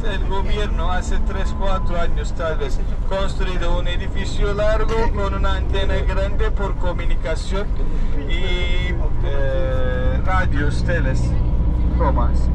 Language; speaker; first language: Spanish; non-native, fluent; Turkish